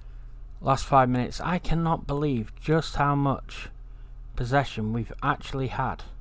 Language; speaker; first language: English; native; English